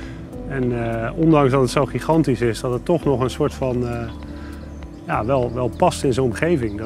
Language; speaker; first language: Dutch; native; Dutch